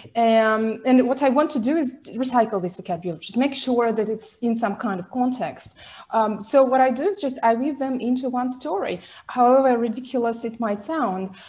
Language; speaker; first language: English; non-native, fluent; Russian